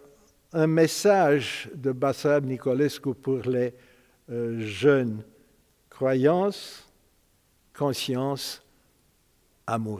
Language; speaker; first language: French; non-native, fluent; Romanian